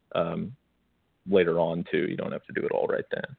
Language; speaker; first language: English; native; English